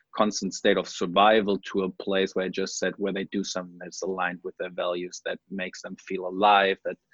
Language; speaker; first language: English; non-native, fluent; German